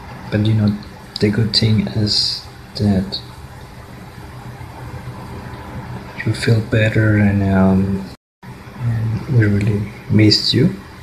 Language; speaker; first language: English; non-native, learner; Spanish